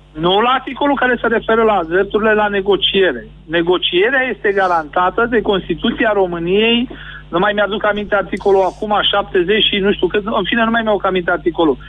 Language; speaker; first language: Romanian; native; Romanian